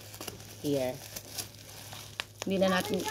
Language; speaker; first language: Filipino; native; Filipino